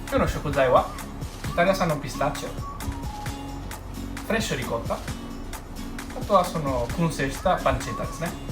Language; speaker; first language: Japanese; non-native, fluent; Italian